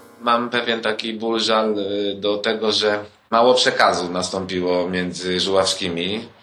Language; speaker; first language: Polish; early bilingual, heritage; Polish